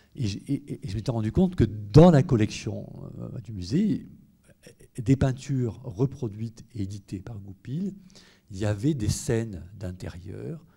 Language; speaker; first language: French; native; French